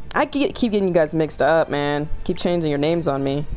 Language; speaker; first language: English; native; English